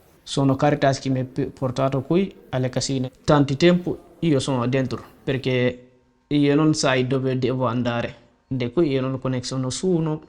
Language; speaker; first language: Italian; non-native, learner; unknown